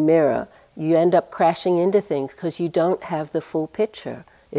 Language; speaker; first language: English; native; English